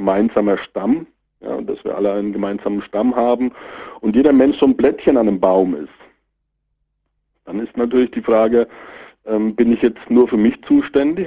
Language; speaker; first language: German; native; German